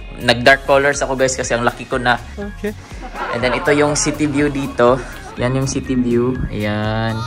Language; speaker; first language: Filipino; non-native, local second language; Cebuano